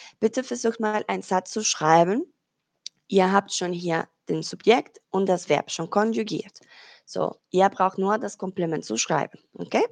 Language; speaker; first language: German; non-native, fluent; Spanish